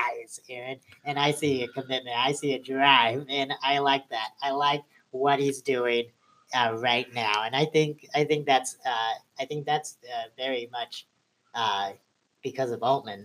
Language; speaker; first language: English; native; English